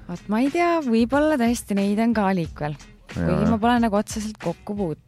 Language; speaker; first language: Estonian; native; Estonian